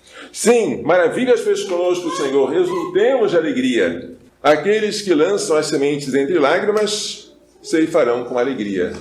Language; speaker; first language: Portuguese; native; Portuguese